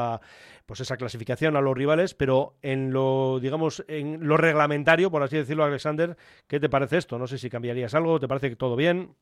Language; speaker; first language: Spanish; native; Spanish